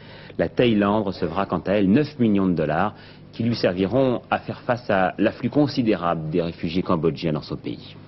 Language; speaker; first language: French; native; French